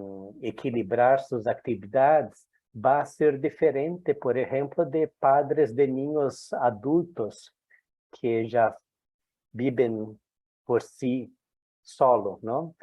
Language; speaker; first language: Spanish; non-native, fluent; Portuguese